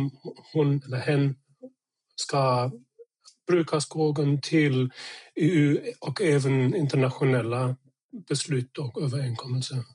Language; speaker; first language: Swedish; non-native, fluent; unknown